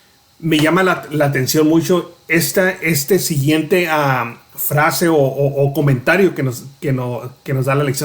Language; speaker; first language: Spanish; native; Spanish